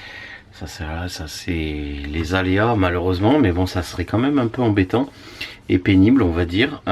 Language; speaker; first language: French; native; French